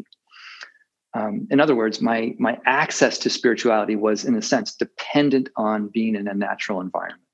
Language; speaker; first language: English; native; English